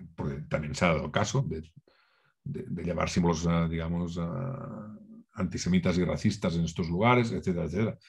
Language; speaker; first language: Spanish; non-native, local second language; Catalan